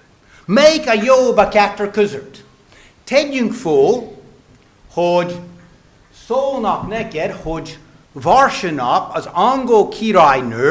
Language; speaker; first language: Hungarian; non-native, fluent; English